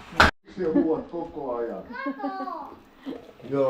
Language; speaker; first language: Finnish; native; Finnish